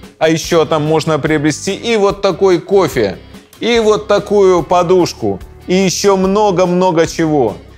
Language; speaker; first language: Russian; native; Russian